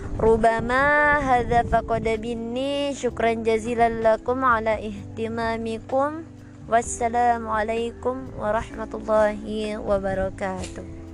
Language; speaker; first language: Arabic; non-native, learner; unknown